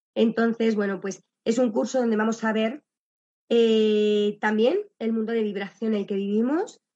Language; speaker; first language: Spanish; native; Spanish